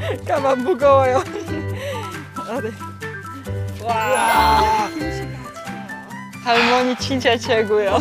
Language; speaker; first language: Korean; non-native, learner; Polish